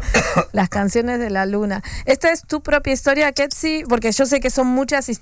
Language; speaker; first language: Spanish; native; Spanish